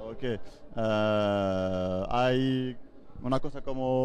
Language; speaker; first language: Portuguese; non-native, learner; French